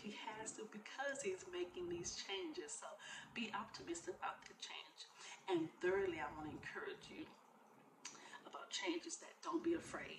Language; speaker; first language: English; native; English